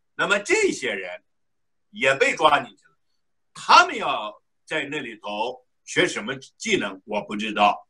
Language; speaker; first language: Chinese; non-native, local second language; Uyghur